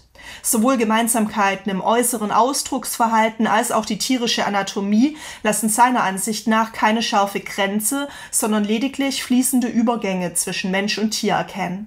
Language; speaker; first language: German; native; German